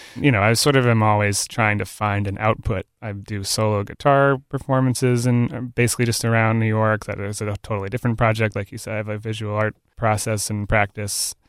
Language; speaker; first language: English; native; English